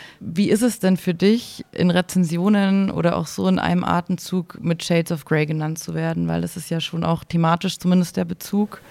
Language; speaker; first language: German; native; German